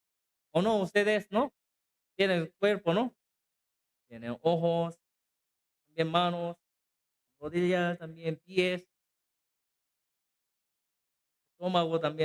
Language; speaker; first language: Spanish; non-native, learner; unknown